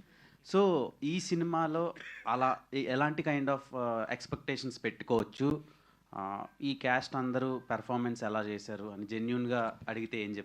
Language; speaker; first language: Telugu; native; Telugu